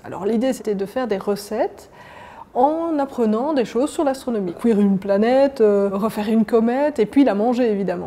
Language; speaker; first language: French; native; French